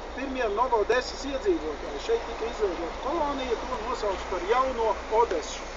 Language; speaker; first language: Latvian; early bilingual, heritage; Latvian